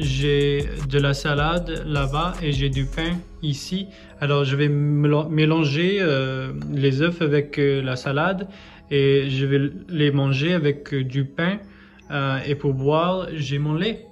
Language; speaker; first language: French; non-native, fluent; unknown